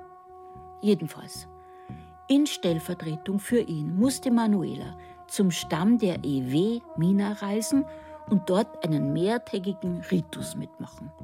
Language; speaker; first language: German; native; German